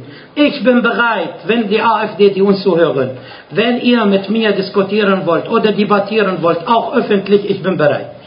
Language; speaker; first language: German; non-native, fluent; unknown